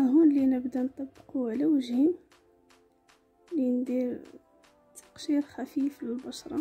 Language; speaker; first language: Arabic; native; Arabic